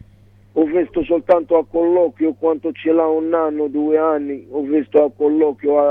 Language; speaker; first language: Italian; non-native, learner; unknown